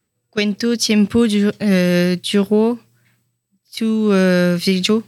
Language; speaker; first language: Spanish; non-native, learner; French